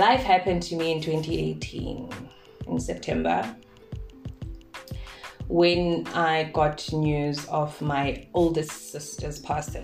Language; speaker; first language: English; non-native, local second language; Zulu